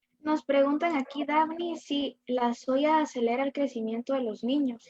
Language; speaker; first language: Spanish; native; Spanish